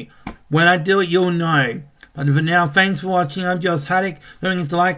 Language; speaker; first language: English; native; English